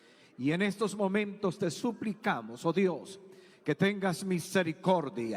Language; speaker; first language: Spanish; native; Spanish